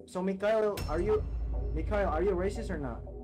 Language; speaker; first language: English; non-native, fluent; Indonesian